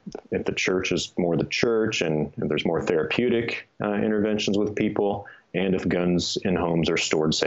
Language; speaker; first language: English; native; English